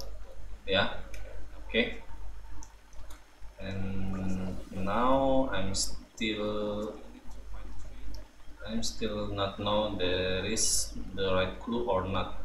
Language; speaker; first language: English; non-native, learner; Indonesian